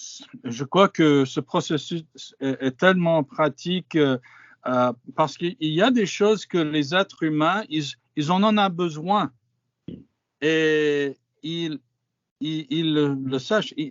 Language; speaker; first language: French; non-native, fluent; English